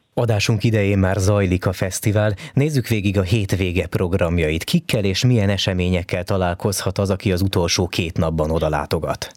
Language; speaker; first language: Hungarian; native; Hungarian